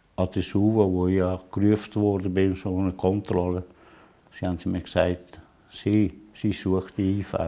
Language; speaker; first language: German; non-native, learner; Italian